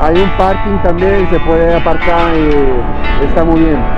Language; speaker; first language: Spanish; non-native, fluent; Italian